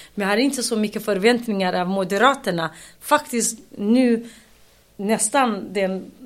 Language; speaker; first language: Swedish; non-native, fluent; Kurdish